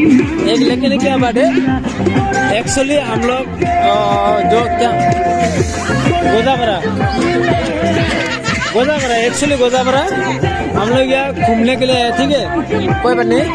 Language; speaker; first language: Hindi; non-native, local second language; Assamese